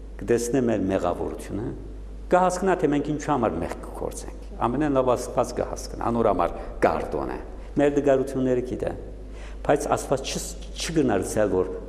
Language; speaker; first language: Armenian; native; Armenian